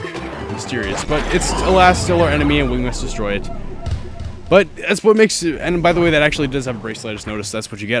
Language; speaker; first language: English; native; English